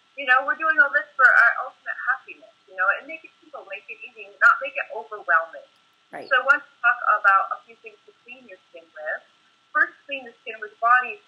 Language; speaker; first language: English; native; English